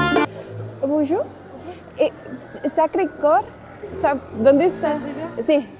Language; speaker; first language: Spanish; native; Spanish